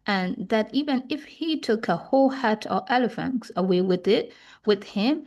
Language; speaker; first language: English; non-native, fluent; Burmese